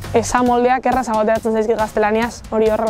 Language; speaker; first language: Basque; non-native, local second language; Spanish